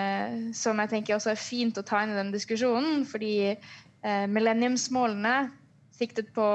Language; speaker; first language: Norwegian; native; Norwegian